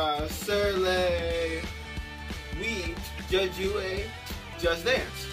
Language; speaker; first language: French; non-native, learner; English